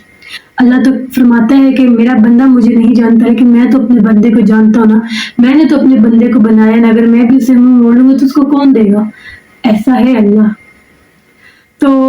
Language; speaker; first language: Urdu; native; Urdu